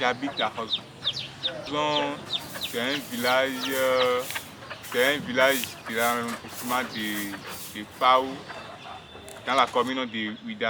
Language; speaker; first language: French; non-native, local second language; Fon